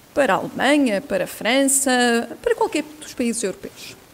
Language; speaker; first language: Portuguese; native; Portuguese